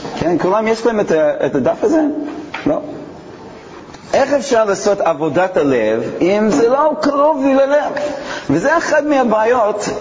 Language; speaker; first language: Hebrew; non-native, fluent; English